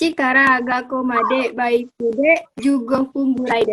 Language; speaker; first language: Japanese; non-native, learner; Indonesian